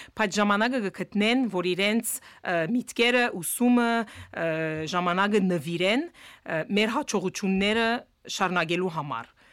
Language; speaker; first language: Armenian; early bilingual, heritage; Armenian